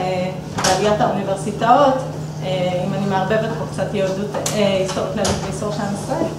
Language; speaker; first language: Hebrew; native; Hebrew